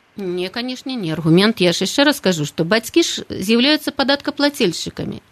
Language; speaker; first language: Belarusian; native; Belarusian